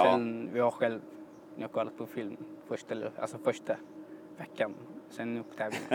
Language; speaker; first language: Swedish; non-native, fluent; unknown